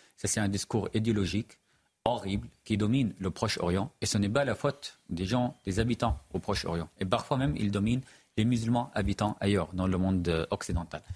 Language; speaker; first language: French; non-native, fluent; Arabic